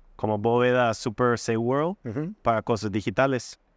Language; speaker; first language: Spanish; non-native, fluent; English